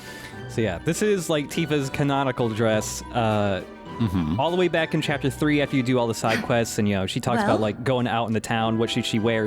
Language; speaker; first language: English; native; English